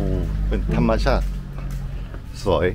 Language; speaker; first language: Thai; non-native, learner; Korean